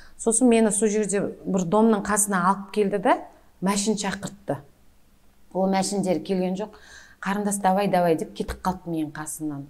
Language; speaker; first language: Kazakh; native; Kazakh